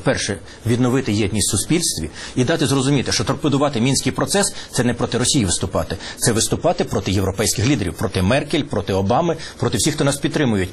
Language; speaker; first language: Ukrainian; native; Ukrainian